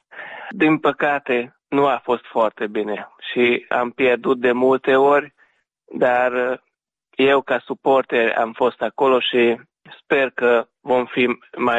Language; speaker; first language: Romanian; non-native, local second language; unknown